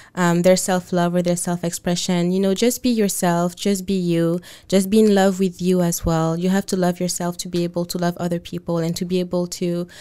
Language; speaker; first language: English; non-native, fluent; French